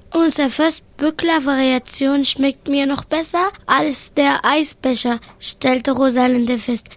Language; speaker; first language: German; non-native, learner; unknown